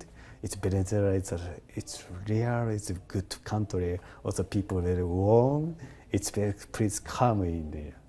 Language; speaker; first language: English; non-native, learner; Japanese